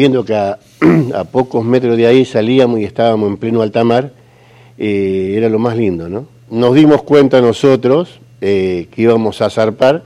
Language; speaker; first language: Spanish; native; Spanish